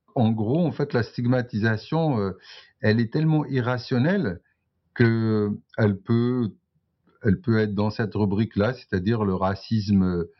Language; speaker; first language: French; non-native, local second language; Arabic